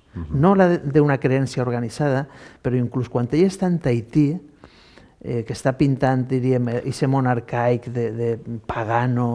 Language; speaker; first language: Catalan; native; Catalan